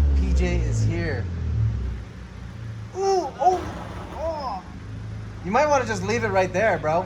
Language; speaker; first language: English; native; English